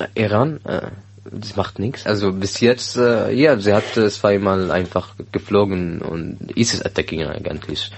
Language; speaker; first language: German; non-native, learner; Arabic